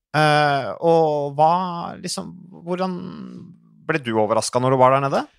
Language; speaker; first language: Norwegian; native; Norwegian